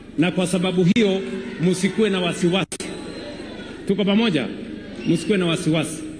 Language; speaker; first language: Swahili; non-native, local second language; Kalenjin